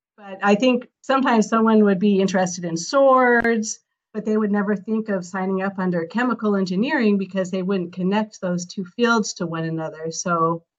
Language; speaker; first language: English; native; English